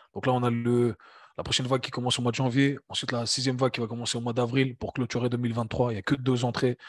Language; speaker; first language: French; native; French